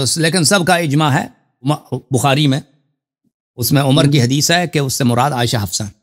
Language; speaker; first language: Urdu; non-native, fluent; Persian